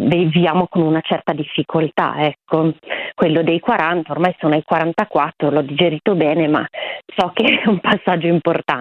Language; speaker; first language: Italian; native; Italian